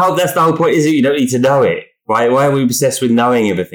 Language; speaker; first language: English; native; English